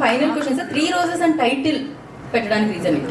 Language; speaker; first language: Telugu; native; Telugu